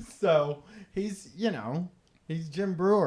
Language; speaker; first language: English; native; English